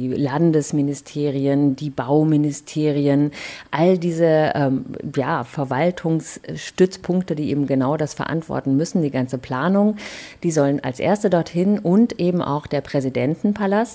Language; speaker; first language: German; native; German